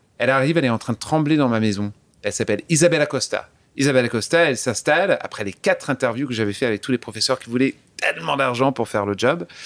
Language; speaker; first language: French; early bilingual, other home language; English